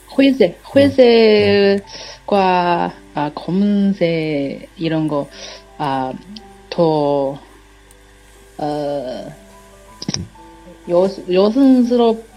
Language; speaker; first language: Korean; non-native, learner; Chinese